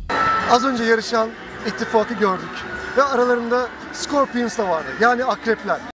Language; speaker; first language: Turkish; native; Turkish